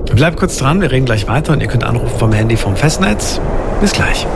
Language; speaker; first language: German; native; German